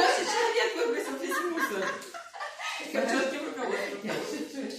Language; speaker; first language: Russian; native; Russian